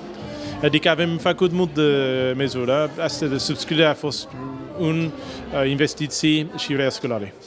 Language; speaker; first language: Romanian; non-native, learner; English